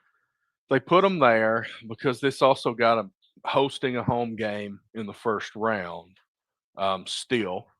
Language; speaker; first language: English; native; English